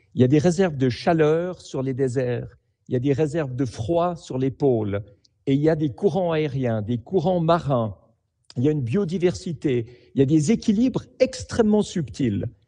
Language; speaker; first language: French; native; French